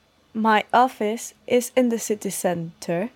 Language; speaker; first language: English; non-native, learner; Spanish